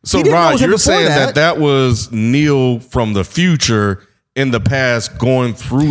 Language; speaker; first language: English; native; English